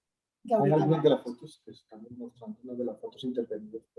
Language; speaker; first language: Spanish; native; Spanish